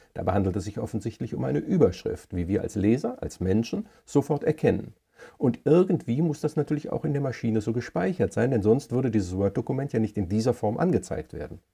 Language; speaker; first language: German; native; German